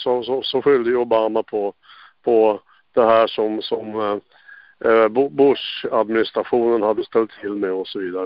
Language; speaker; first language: Swedish; native; Swedish